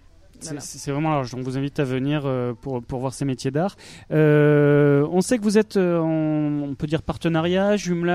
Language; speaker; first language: French; native; French